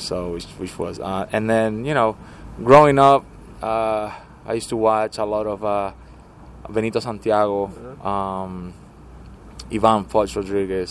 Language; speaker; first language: English; non-native, fluent; Spanish